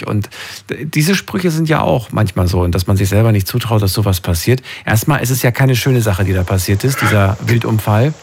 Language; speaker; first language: German; native; German